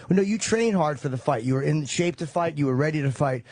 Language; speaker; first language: English; native; English